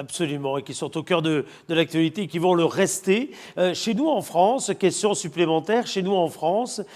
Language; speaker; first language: French; native; French